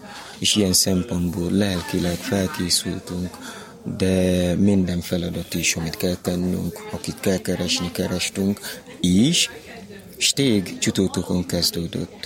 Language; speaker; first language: Hungarian; non-native, learner; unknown